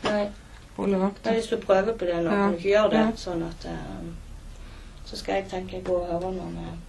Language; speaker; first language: Norwegian; native; Norwegian